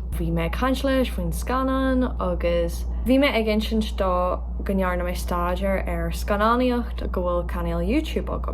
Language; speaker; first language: Irish; non-native, local second language; English